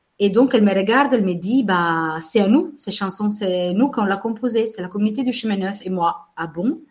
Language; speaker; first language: French; non-native, fluent; Italian